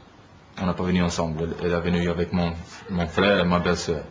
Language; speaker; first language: French; non-native, learner; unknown